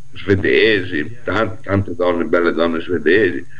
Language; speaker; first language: Italian; non-native, local second language; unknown